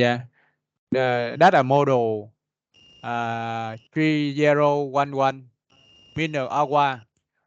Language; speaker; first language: English; non-native, learner; Vietnamese